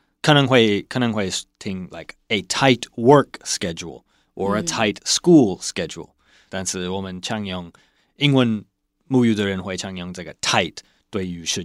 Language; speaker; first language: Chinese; non-native, fluent; English